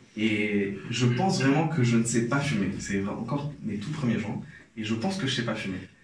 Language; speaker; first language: French; non-native, local second language; Arabic